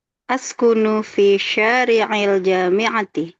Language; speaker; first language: Arabic; non-native, learner; Indonesian